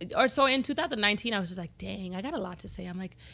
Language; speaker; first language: English; native; English